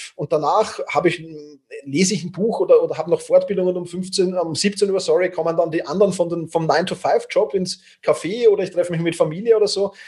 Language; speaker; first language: German; native; German